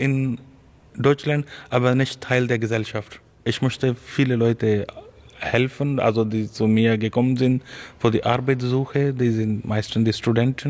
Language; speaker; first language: German; non-native, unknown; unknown